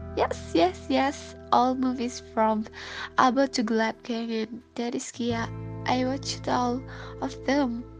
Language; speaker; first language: English; non-native, fluent; Indonesian